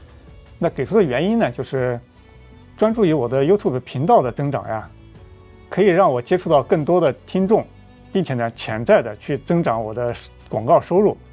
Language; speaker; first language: Chinese; native; Chinese